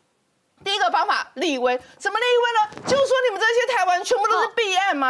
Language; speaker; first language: Chinese; native; Chinese